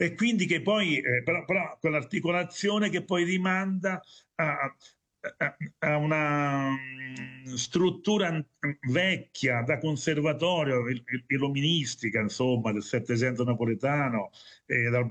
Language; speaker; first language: Italian; native; Italian